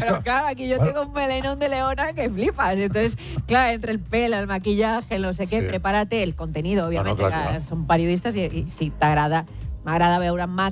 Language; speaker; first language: Catalan; non-native, local second language; Spanish